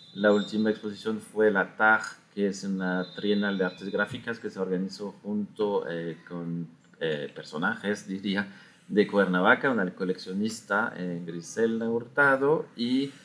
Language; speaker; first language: Spanish; non-native, fluent; French